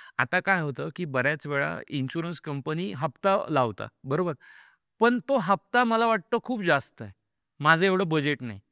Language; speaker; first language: Marathi; native; Marathi